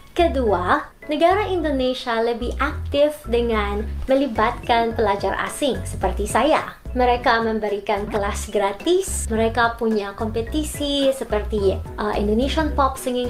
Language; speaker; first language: Indonesian; non-native, learner; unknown